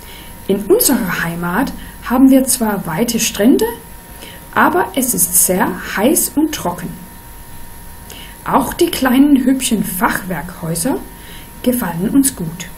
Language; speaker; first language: German; non-native, fluent; Danish